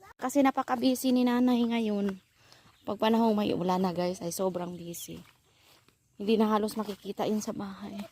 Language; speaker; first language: Filipino; non-native, local second language; Cebuano